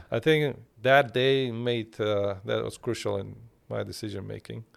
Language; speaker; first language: English; non-native, fluent; Turkish